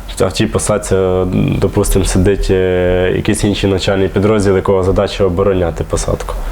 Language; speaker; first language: Ukrainian; native; Ukrainian